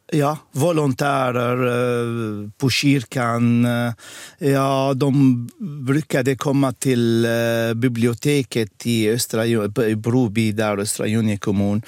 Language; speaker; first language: Swedish; non-native, fluent; Arabic